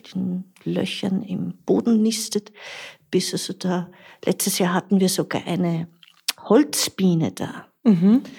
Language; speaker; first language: German; native; German